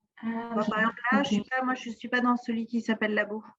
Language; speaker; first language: French; native; French